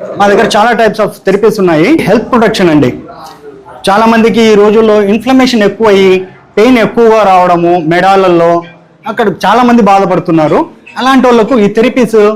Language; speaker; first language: Telugu; native; Telugu